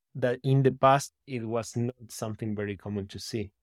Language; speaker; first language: English; non-native, fluent; Spanish